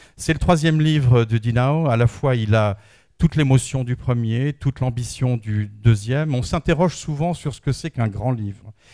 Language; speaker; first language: French; native; French